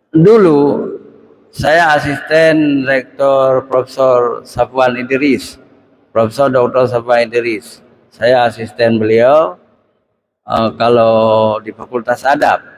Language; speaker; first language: Malay; non-native, local second language; Achinese